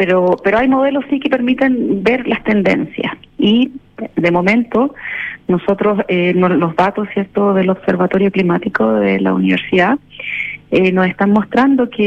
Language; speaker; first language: Spanish; native; Spanish